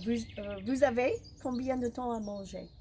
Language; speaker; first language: French; non-native, fluent; English